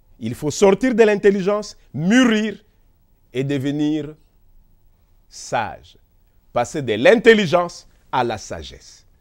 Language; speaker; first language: French; non-native, local second language; Kongo